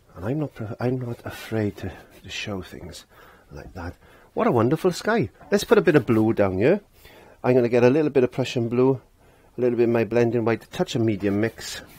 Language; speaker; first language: English; native; English